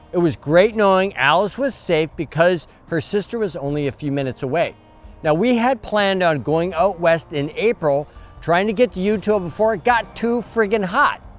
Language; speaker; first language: English; native; English